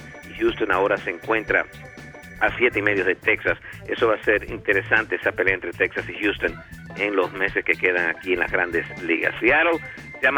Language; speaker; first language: Spanish; native; Spanish